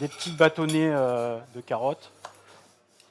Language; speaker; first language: French; native; French